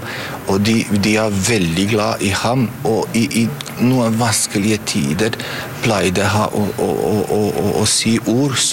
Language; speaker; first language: Norwegian; non-native, fluent; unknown